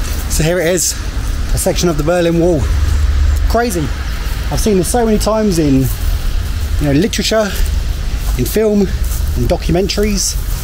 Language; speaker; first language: English; native; English